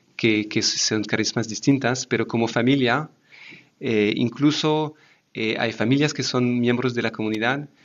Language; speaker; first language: Spanish; non-native, fluent; French